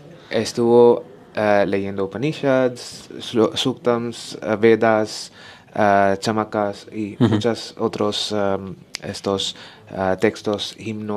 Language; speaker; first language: Spanish; non-native, learner; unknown